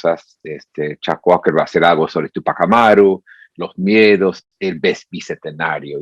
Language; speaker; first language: Spanish; non-native, fluent; English